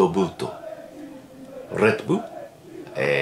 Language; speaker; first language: Italian; non-native, learner; Japanese